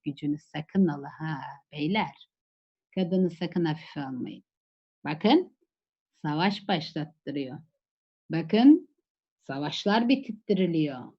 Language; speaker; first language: Turkish; native; Turkish